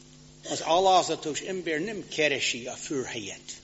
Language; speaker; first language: Hungarian; non-native, fluent; English